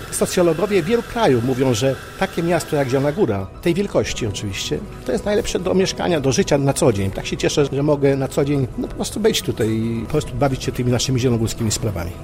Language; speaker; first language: Polish; native; Polish